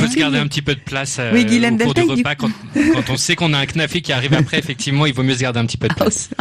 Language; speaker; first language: French; native; French